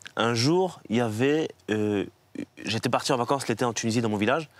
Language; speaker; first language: French; native; French